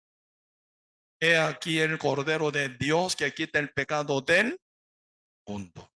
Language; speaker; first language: Spanish; non-native, learner; Korean